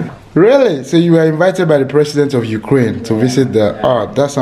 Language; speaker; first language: English; non-native, fluent; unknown